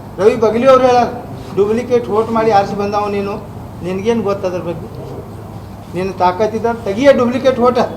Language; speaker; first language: Kannada; non-native, local second language; Urdu